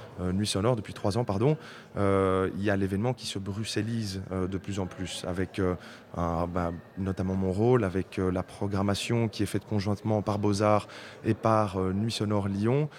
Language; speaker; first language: French; native; French